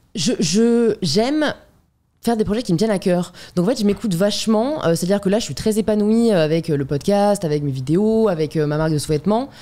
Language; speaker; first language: French; native; French